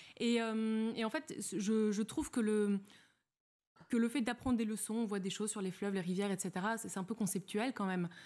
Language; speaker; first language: French; native; French